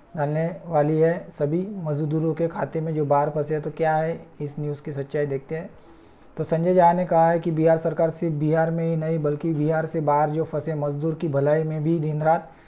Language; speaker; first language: Hindi; non-native, local second language; Marathi